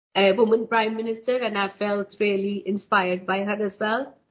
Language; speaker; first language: English; non-native, local second language; Hindi